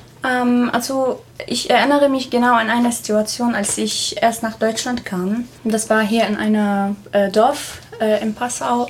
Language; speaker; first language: German; non-native, fluent; Arabic